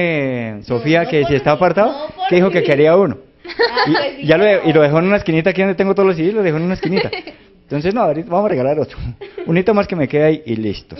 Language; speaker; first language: Spanish; native; Spanish